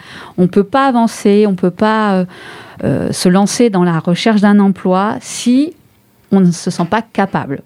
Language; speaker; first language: French; native; French